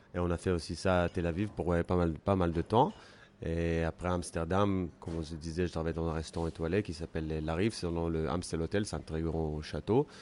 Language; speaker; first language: French; non-native, fluent; Hebrew